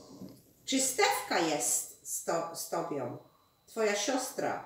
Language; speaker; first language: Polish; early bilingual, heritage; English